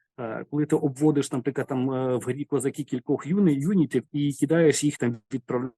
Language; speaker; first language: Ukrainian; native; Ukrainian